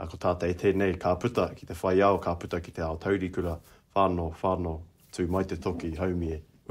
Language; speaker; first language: Māori; non-native, local second language; English